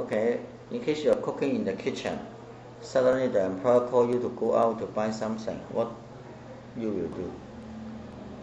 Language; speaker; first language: English; non-native, local second language; Cantonese